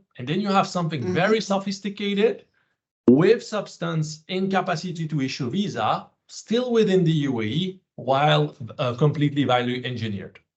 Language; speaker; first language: English; non-native, fluent; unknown